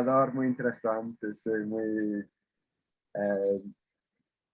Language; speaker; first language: Spanish; non-native, fluent; English